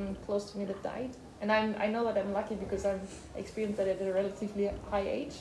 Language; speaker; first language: English; non-native, fluent; German